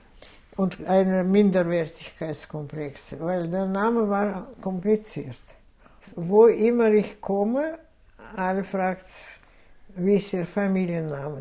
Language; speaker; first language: German; non-native, fluent; Russian